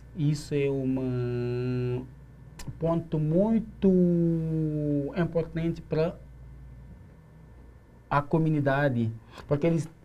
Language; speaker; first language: Portuguese; non-native, learner; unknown